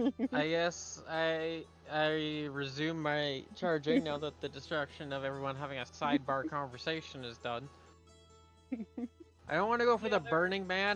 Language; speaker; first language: English; native; English